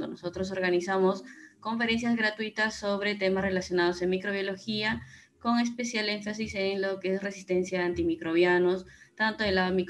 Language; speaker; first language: Spanish; native; Spanish